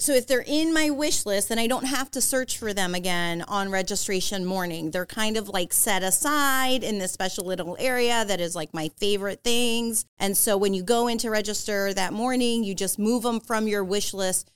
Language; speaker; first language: English; native; English